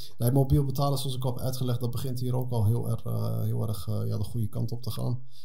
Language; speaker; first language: Dutch; early bilingual, other home language; Arabic